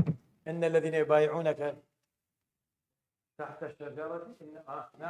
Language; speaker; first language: Arabic; non-native, fluent; English